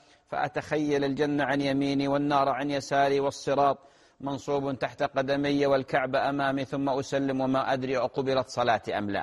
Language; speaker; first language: Arabic; native; Arabic